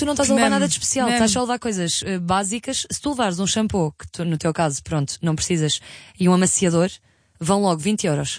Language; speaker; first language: Portuguese; native; Portuguese